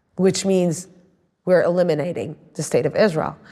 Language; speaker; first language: English; non-native, fluent; Arabic